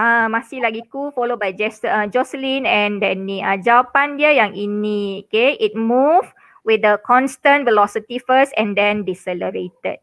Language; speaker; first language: English; non-native, local second language; Malay